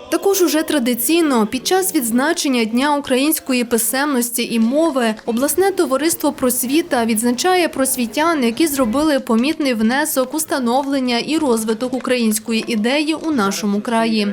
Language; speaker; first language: Ukrainian; native; Ukrainian